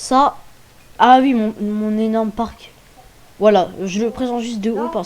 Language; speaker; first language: French; native; French